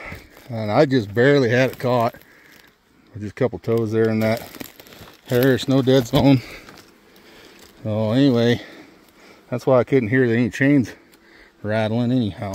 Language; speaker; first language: English; native; English